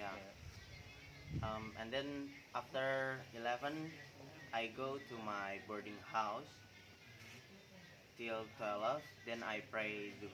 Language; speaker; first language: English; non-native, learner; Indonesian